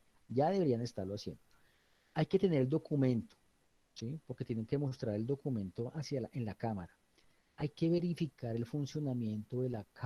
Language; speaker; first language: Spanish; native; Spanish